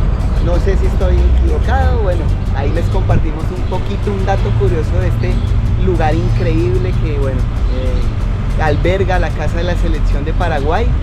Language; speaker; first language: Spanish; native; Spanish